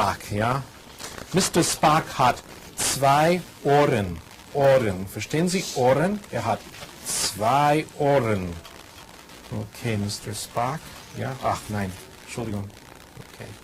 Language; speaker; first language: German; non-native, fluent; English